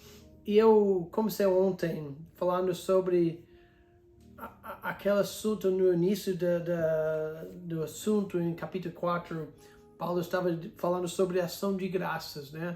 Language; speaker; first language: Portuguese; non-native, fluent; English